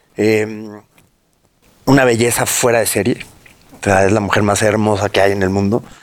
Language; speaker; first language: Spanish; native; Spanish